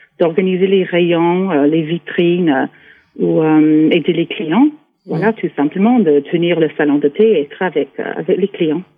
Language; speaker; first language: French; non-native, fluent; English